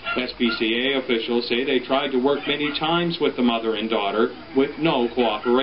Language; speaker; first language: English; native; English